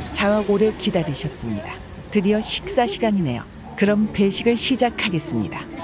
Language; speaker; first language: Korean; native; Korean